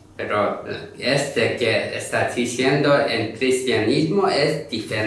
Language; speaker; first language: Spanish; non-native, learner; Korean